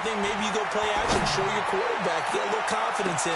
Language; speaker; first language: English; native; English